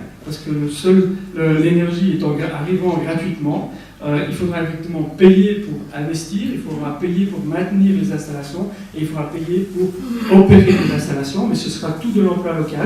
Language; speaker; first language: French; native; French